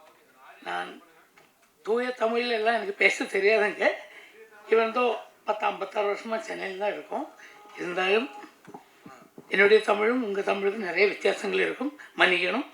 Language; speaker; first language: Tamil; non-native, local second language; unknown